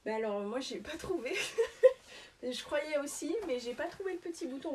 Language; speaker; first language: French; native; French